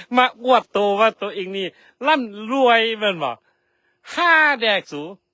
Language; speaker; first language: Lao; non-native, local second language; Hmong